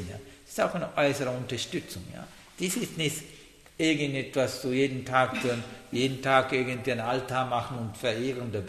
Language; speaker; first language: German; non-native, learner; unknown